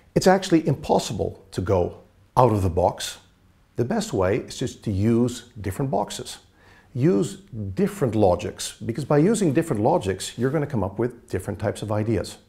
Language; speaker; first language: English; native; English